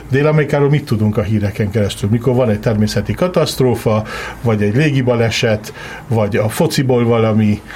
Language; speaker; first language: Hungarian; early bilingual, heritage; Hungarian